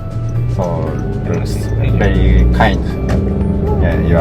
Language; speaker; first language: English; non-native, learner; Japanese